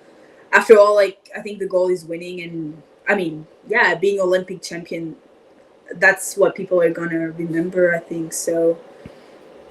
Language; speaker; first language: English; non-native, fluent; French